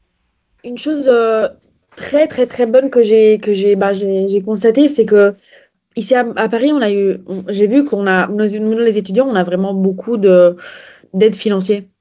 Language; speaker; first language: French; non-native, fluent; Italian